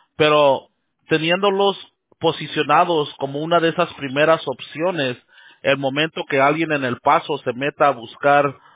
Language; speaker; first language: Spanish; early bilingual, heritage; Spanish